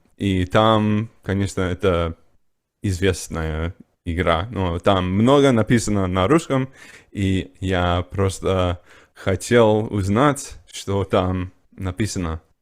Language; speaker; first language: Russian; non-native, fluent; English